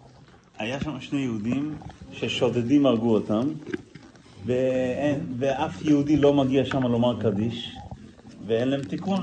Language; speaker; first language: Hebrew; non-native, fluent; Yiddish